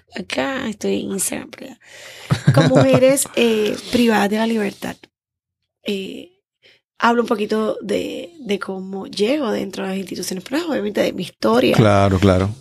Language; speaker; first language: Spanish; native; Spanish